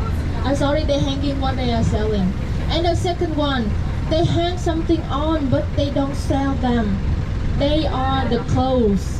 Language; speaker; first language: English; non-native, fluent; Vietnamese